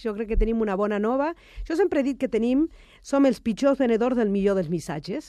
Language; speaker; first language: Catalan; non-native, fluent; Spanish